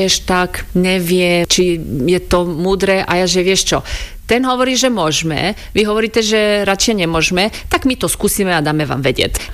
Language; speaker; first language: Slovak; non-native, fluent; Croatian